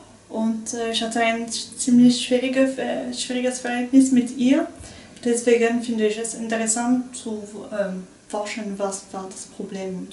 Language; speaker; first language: German; non-native, fluent; French